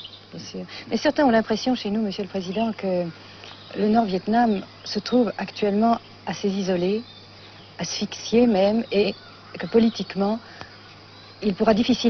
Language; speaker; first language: French; native; French